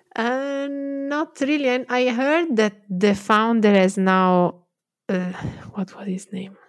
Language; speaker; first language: English; non-native, fluent; Italian